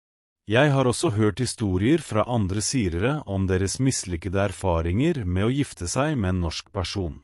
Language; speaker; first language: Norwegian; non-native, fluent; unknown